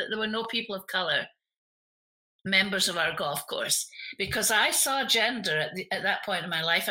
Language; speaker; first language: English; native; English